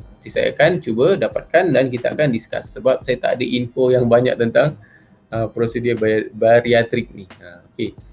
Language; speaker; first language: Malay; native; Malay